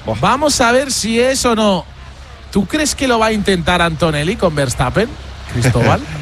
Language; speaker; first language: Spanish; native; Spanish